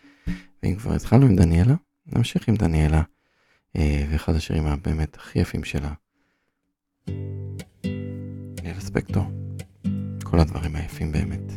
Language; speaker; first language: Hebrew; native; Hebrew